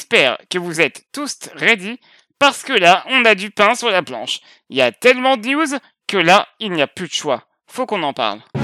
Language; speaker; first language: French; native; French